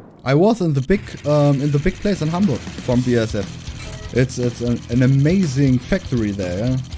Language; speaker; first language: English; non-native, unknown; German